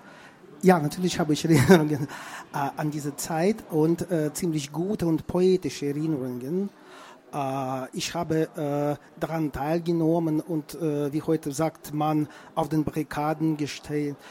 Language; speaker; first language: German; non-native, fluent; Russian